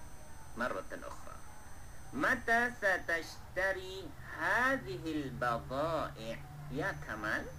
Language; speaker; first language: Arabic; non-native, fluent; Malay